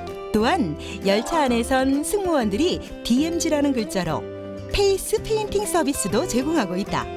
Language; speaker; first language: Korean; native; Korean